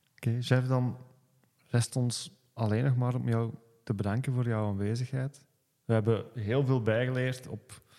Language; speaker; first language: Dutch; native; Dutch